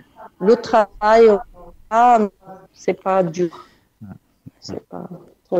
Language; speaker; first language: French; non-native, fluent; Portuguese